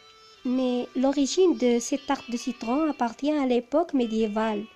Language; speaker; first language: French; non-native, local second language; Arabic